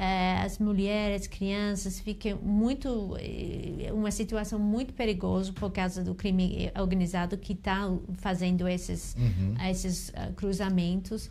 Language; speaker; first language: Portuguese; non-native, learner; English